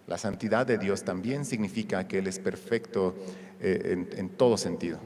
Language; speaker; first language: Spanish; native; Spanish